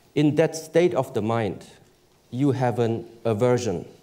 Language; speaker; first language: English; early bilingual, other home language; German